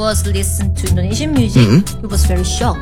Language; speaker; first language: English; non-native, learner; Korean